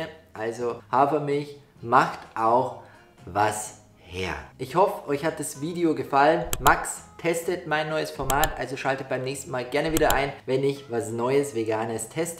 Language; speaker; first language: German; native; German